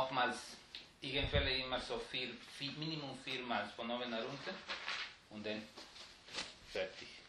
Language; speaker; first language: German; non-native, fluent; Spanish